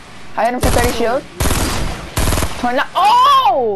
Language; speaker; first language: English; native; English